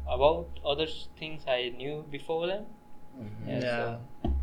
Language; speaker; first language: English; non-native, local second language; Nepali